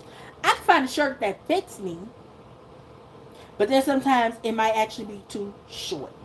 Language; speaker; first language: English; native; English